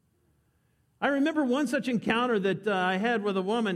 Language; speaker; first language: English; native; English